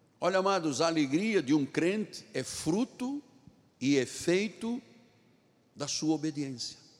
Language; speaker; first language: Portuguese; native; Portuguese